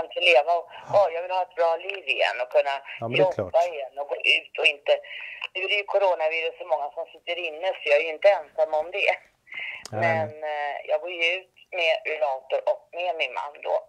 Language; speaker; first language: Swedish; native; Swedish